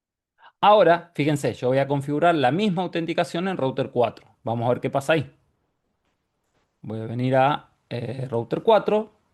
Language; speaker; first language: Spanish; native; Spanish